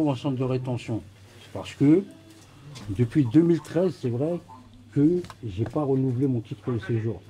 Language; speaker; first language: French; early bilingual, other home language; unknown